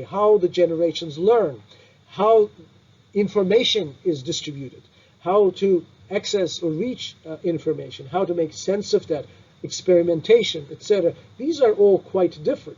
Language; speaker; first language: English; non-native, fluent; Turkish